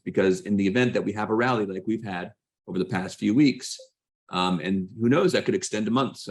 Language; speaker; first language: English; native; English